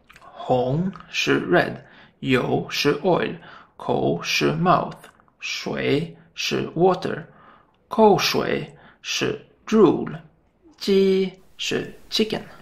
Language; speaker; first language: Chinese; non-native, learner; Swedish